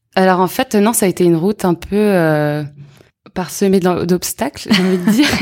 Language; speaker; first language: French; native; French